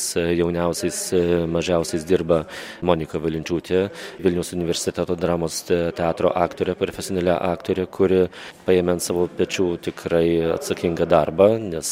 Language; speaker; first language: Lithuanian; native; Lithuanian